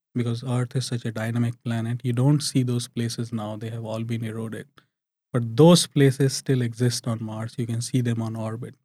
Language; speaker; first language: English; non-native, local second language; Hindi